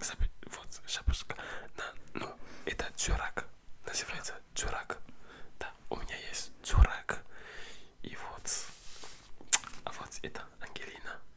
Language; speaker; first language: Russian; non-native, learner; French